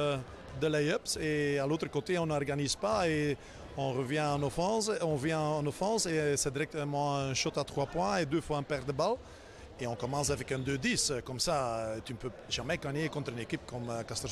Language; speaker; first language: French; non-native, fluent; Dutch